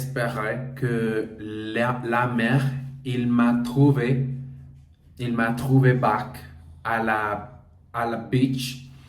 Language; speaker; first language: French; non-native, learner; Portuguese